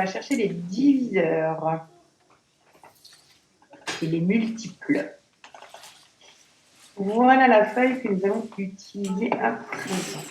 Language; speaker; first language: French; native; French